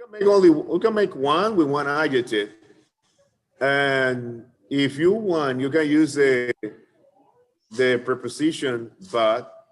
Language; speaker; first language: English; non-native, fluent; Spanish